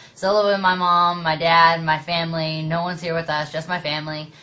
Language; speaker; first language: English; native; English